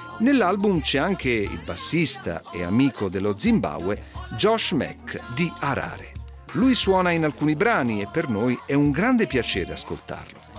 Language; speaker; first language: Italian; native; Italian